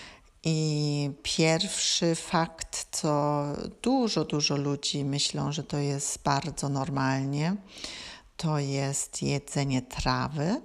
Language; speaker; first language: Polish; non-native, learner; German